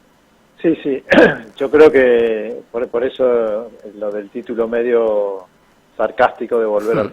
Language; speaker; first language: Spanish; native; Spanish